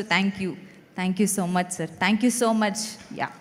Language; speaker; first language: Telugu; non-native, learner; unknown